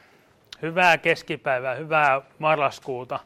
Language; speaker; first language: Finnish; native; Finnish